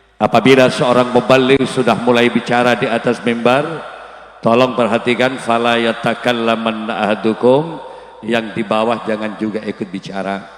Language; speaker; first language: Indonesian; non-native, local second language; Madurese